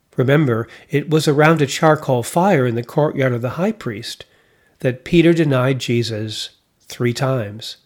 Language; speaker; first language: English; native; English